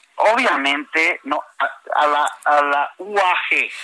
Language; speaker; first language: Spanish; native; Spanish